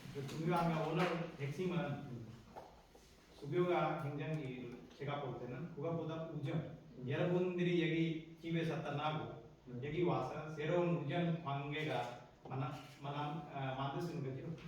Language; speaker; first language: Korean; non-native, fluent; Hindi